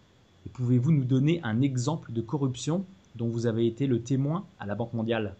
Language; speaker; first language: French; native; French